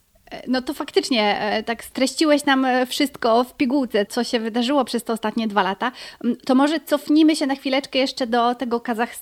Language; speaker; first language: Polish; native; Polish